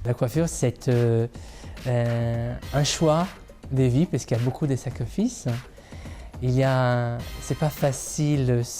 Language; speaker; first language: French; non-native, fluent; Italian